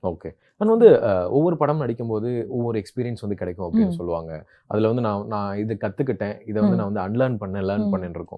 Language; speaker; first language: Tamil; native; Tamil